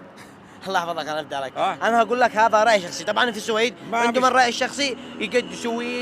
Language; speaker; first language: Arabic; native; Arabic